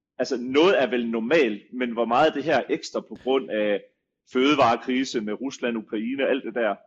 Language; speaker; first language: Danish; native; Danish